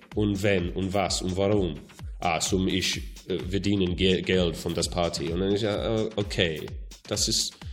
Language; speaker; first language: German; non-native, learner; English